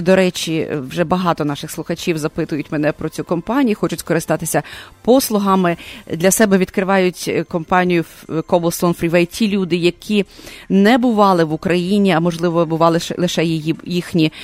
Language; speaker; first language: Ukrainian; native; Ukrainian